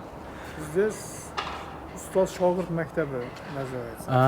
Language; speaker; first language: Russian; non-native, local second language; Uzbek